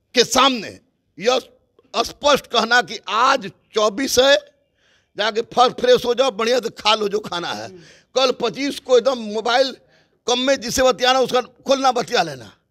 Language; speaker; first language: Hindi; native; Hindi